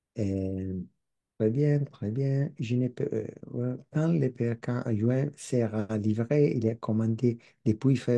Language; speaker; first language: French; non-native, learner; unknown